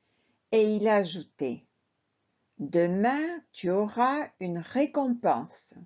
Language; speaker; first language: French; non-native, fluent; Spanish